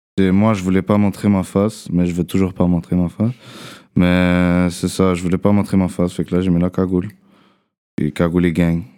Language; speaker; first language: French; early bilingual, other home language; Arabic